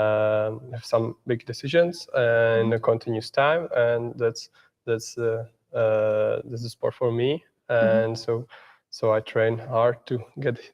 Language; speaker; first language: English; non-native, learner; Czech